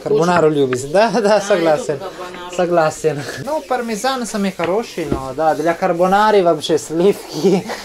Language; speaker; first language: Russian; non-native, learner; Italian